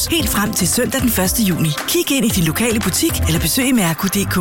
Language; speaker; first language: Danish; native; Danish